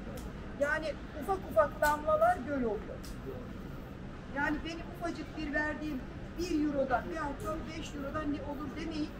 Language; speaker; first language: Turkish; native; Turkish